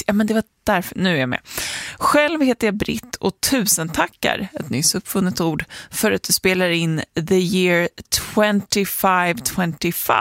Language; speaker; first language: Swedish; native; Swedish